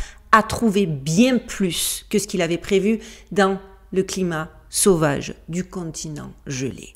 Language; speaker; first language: French; native; French